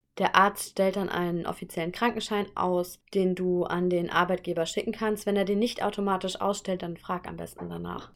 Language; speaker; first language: German; native; German